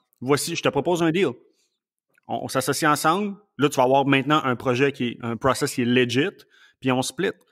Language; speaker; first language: French; native; French